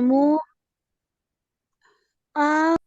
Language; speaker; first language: French; non-native, learner; Arabic